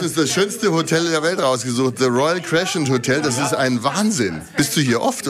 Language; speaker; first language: German; native; German